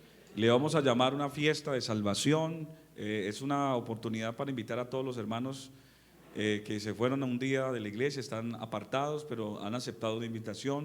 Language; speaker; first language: Spanish; native; Spanish